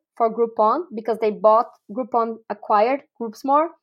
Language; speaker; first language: English; non-native, fluent; Portuguese